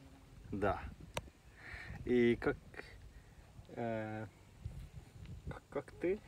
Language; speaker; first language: Russian; non-native, learner; Finnish